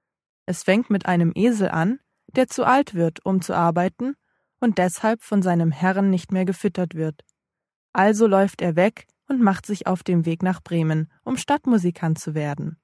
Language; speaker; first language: German; native; German